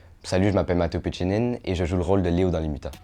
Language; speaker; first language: French; native; French